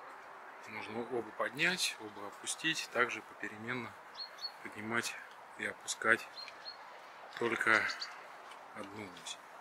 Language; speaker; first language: Russian; native; Russian